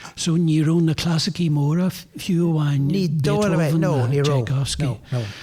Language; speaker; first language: Irish; non-native, local second language; English